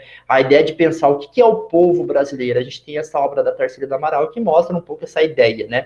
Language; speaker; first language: Portuguese; native; Portuguese